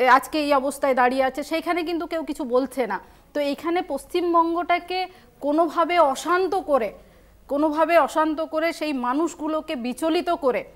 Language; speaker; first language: Bangla; non-native, local second language; Santali